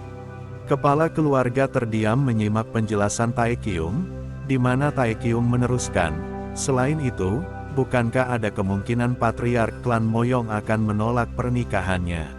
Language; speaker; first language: Indonesian; native; Indonesian